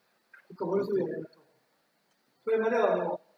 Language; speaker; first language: Japanese; native; Japanese